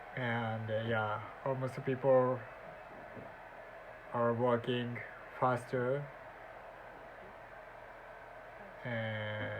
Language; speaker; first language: English; non-native, learner; Japanese